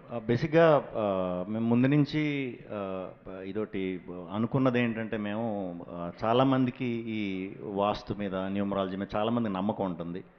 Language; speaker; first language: Telugu; native; Telugu